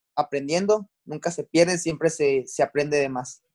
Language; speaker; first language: Spanish; native; Spanish